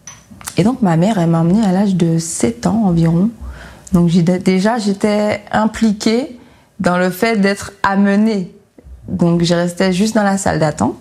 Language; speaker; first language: French; native; French